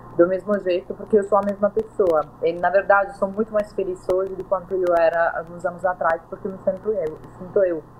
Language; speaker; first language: Portuguese; non-native, fluent; Italian